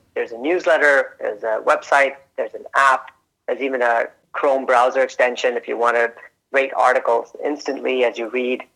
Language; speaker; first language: English; early bilingual, other home language; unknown